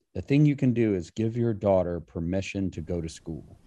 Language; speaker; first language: English; native; English